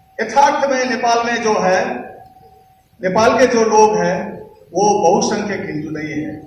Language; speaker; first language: Hindi; non-native, fluent; Nepali